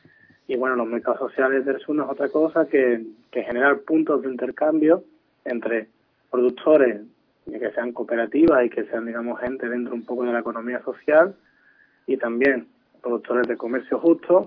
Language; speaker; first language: Spanish; native; Spanish